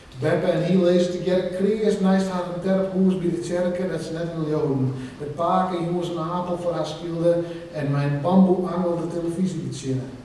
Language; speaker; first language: Dutch; non-native, local second language; Western Frisian